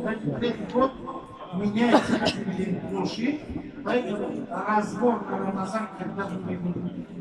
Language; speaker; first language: Russian; non-native, learner; Tajik